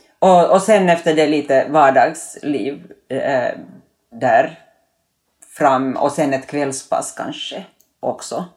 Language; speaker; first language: Swedish; native; Swedish